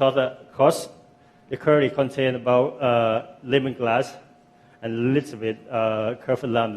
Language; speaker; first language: English; non-native, fluent; Thai